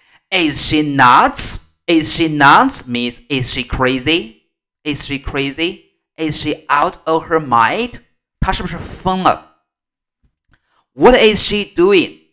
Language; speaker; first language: English; non-native, fluent; Chinese